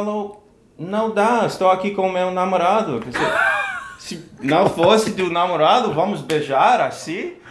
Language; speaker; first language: Portuguese; non-native, fluent; English